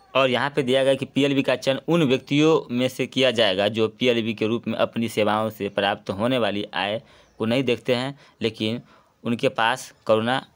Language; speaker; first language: Hindi; native; Hindi